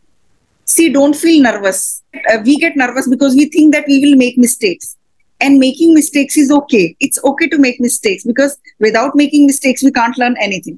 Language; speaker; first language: English; non-native, local second language; Hindi